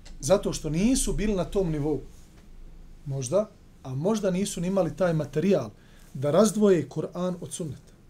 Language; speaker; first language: Bosnian; native; Bosnian